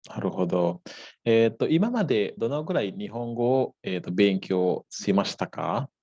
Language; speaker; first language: Japanese; non-native, fluent; Indonesian